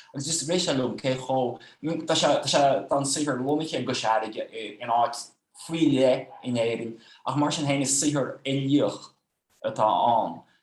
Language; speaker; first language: Irish; non-native, fluent; Dutch